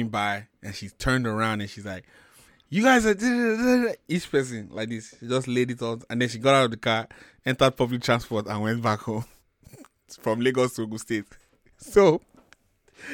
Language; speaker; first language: English; non-native, local second language; Yoruba